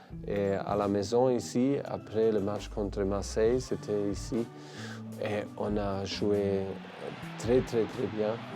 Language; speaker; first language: French; non-native, fluent; German